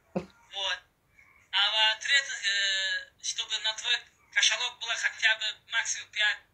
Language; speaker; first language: Russian; non-native, learner; Uzbek